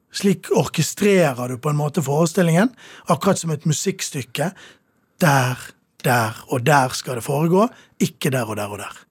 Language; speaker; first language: Norwegian; native; Norwegian